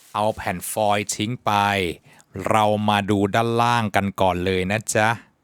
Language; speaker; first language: Thai; native; Thai